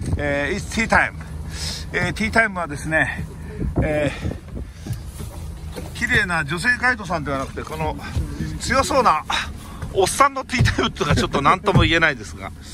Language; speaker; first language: Japanese; native; Japanese